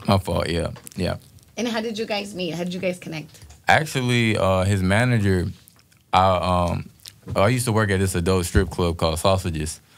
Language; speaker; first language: English; native; English